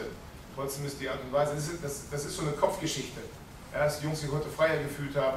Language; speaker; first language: German; native; German